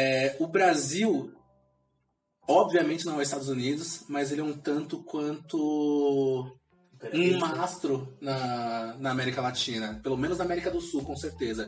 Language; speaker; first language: Portuguese; native; Portuguese